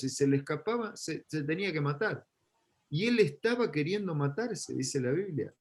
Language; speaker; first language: Spanish; native; Spanish